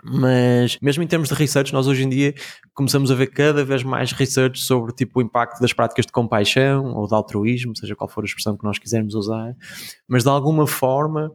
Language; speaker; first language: Portuguese; native; Portuguese